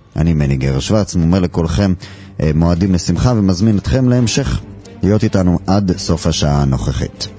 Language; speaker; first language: Hebrew; native; Hebrew